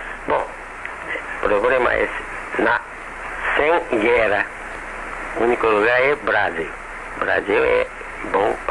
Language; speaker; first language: Portuguese; non-native, learner; Japanese